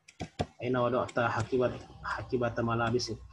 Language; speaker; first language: Arabic; non-native, fluent; Indonesian